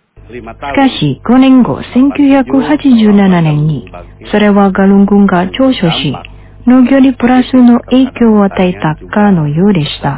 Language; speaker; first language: Japanese; non-native, fluent; Indonesian